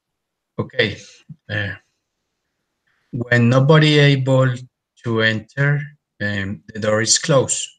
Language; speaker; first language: English; non-native, learner; Spanish